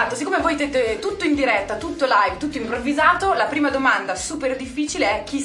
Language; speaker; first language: Italian; native; Italian